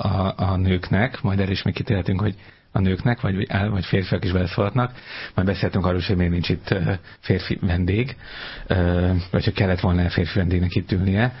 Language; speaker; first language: Hungarian; native; Hungarian